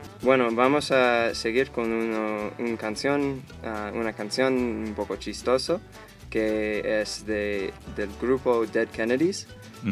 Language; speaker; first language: Spanish; non-native, fluent; English